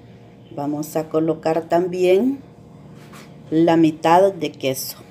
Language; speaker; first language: Spanish; native; Spanish